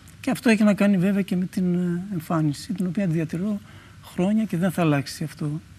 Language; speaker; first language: Greek; early bilingual, other home language; Russian